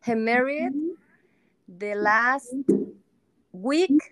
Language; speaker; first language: English; non-native, learner; Spanish